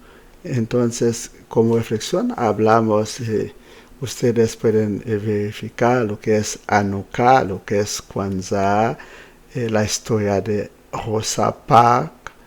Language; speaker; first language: Spanish; non-native, fluent; Haitian Creole